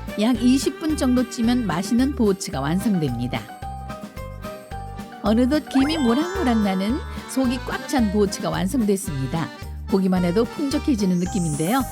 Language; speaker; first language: Korean; native; Korean